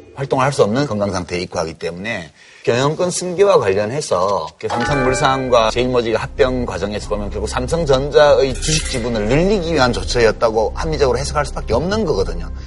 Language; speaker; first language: Korean; native; Korean